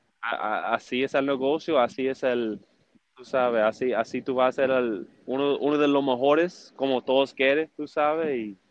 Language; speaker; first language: Spanish; early bilingual, heritage; English